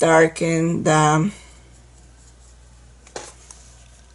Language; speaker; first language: English; non-native, fluent; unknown